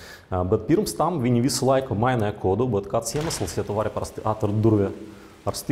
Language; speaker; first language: Latvian; non-native, local second language; Russian